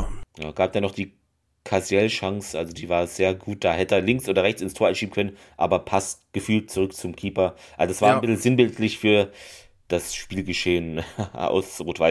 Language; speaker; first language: German; native; German